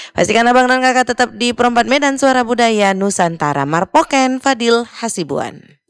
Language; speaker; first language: Indonesian; native; Indonesian